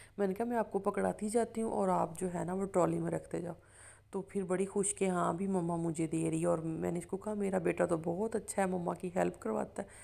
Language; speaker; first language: Urdu; non-native, local second language; Punjabi